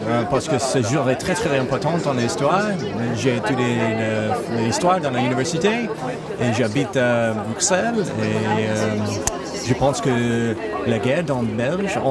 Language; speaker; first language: French; non-native, learner; English